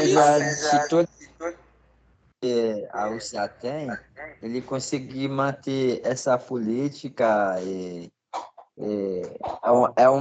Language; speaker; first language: Portuguese; non-native, fluent; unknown